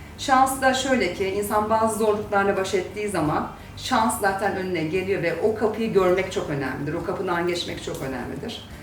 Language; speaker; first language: Turkish; early bilingual, heritage; Turkish